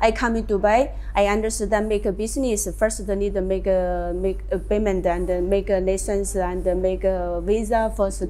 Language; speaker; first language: English; non-native, learner; Chinese